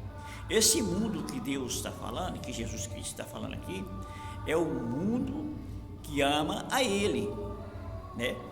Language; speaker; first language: Portuguese; native; Portuguese